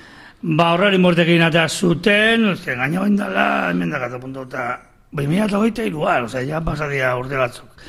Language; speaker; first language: Basque; native; Basque